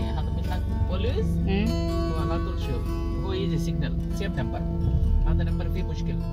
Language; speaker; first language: Arabic; non-native, learner; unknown